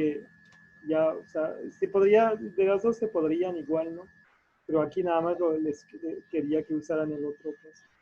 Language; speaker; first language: Spanish; non-native, fluent; French